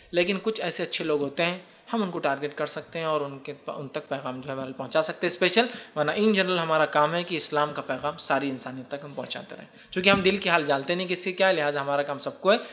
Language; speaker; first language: Urdu; native; Urdu